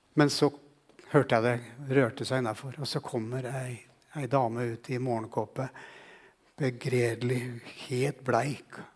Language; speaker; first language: Norwegian; native; Norwegian